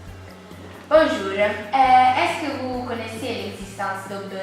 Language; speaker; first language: French; non-native, learner; Italian